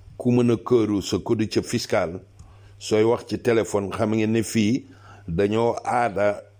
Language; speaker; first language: Wolof; non-native, local second language; Serer